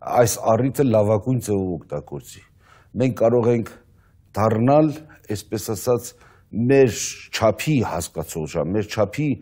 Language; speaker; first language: Armenian; native; Armenian